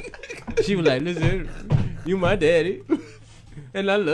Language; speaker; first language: English; native; English